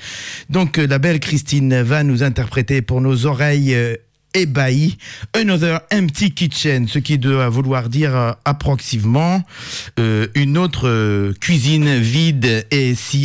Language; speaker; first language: French; native; French